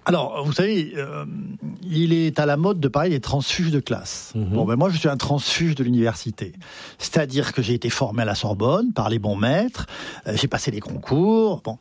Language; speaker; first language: French; native; French